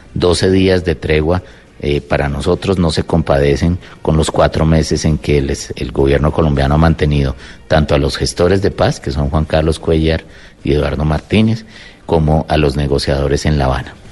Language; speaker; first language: Spanish; native; Spanish